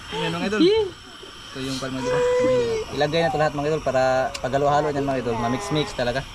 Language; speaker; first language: Filipino; non-native, local second language; Cebuano